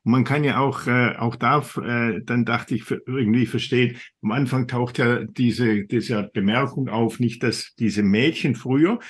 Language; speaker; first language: German; native; German